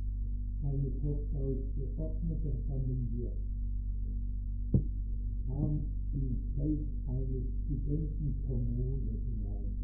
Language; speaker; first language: German; native; German